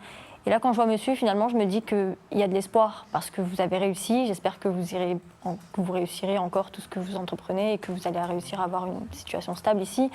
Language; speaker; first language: French; native; French